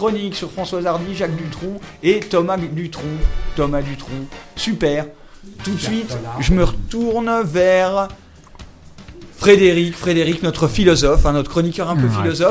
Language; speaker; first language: French; native; French